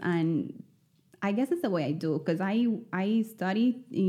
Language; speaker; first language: English; non-native, fluent; Spanish